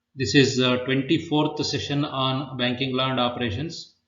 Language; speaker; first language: English; non-native, local second language; Kannada